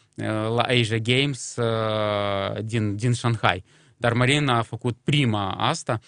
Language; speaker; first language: Romanian; non-native, local second language; Russian